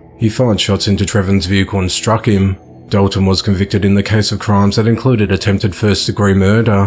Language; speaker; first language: English; native; English